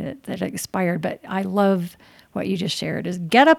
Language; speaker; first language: English; native; English